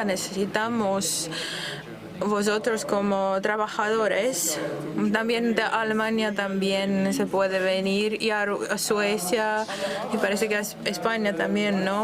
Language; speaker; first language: Spanish; non-native, fluent; Dutch